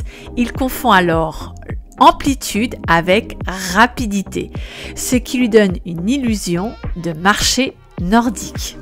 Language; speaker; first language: French; native; French